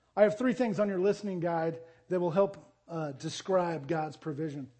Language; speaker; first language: English; native; English